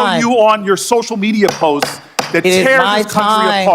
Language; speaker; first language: English; native; English